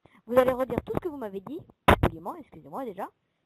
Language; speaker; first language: French; native; French